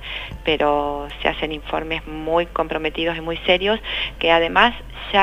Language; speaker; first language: Spanish; native; Spanish